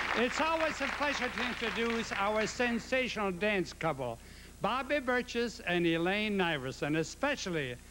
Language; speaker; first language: English; native; English